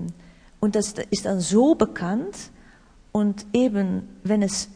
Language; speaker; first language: German; non-native, learner; Dutch